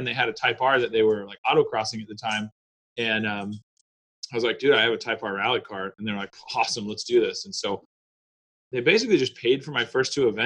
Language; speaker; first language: English; native; English